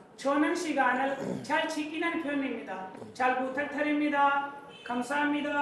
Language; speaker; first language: Korean; non-native, learner; Urdu